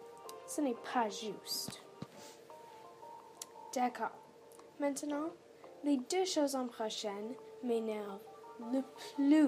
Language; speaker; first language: French; non-native, learner; English